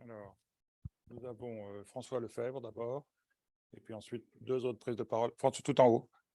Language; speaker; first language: French; native; French